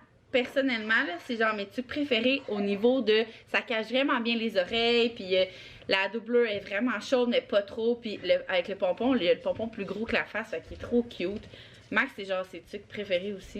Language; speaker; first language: French; native; French